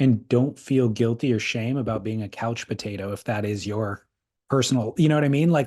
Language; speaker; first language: English; native; English